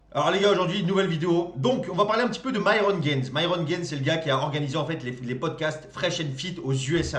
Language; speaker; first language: French; native; French